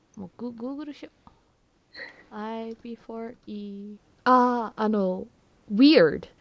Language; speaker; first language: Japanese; early bilingual, heritage; Japanese